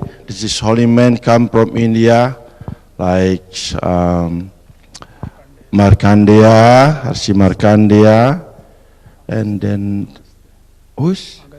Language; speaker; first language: English; non-native, fluent; Indonesian